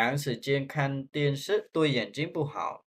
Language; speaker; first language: Chinese; non-native, fluent; Khmer